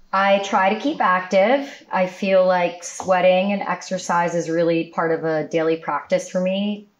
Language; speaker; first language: English; native; English